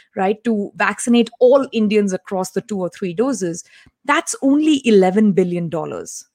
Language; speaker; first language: English; non-native, local second language; Tamil